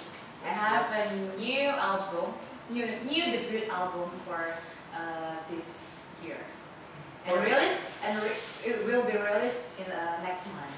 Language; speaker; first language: English; non-native, learner; Indonesian